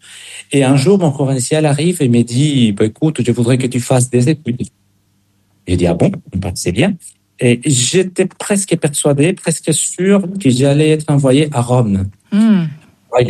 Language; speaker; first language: French; non-native, fluent; Spanish